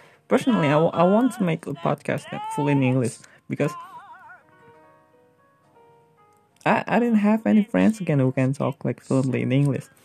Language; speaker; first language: English; non-native, fluent; Indonesian